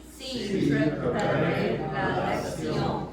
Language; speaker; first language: Spanish; non-native, learner; English